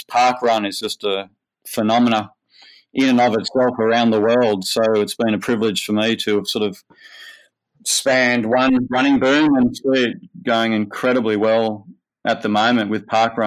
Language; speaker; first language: English; native; English